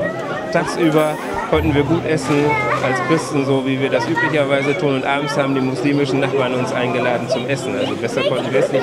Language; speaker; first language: German; native; German